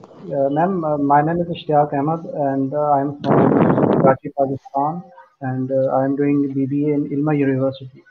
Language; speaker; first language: English; non-native, fluent; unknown